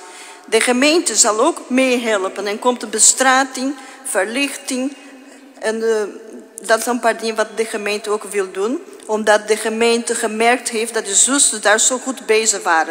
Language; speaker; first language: Dutch; non-native, fluent; Portuguese